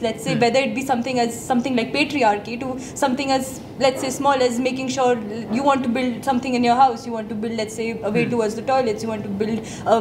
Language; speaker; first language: English; non-native, local second language; Hindi